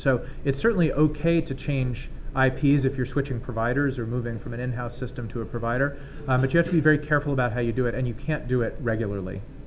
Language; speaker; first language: English; native; English